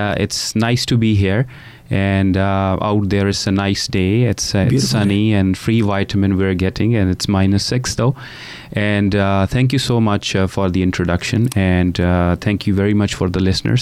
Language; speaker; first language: English; non-native, local second language; Punjabi